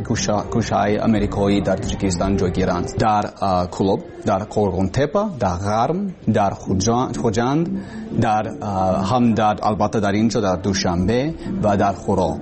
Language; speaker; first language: Persian; non-native, learner; English